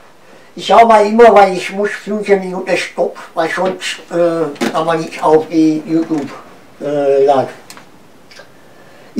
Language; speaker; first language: German; non-native, learner; Romanian